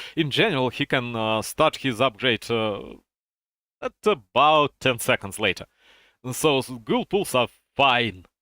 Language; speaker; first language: English; non-native, fluent; Russian